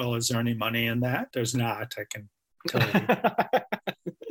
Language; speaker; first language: English; native; English